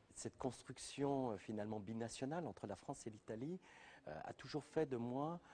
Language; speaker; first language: French; native; French